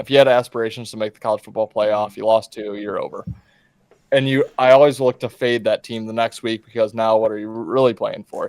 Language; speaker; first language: English; native; English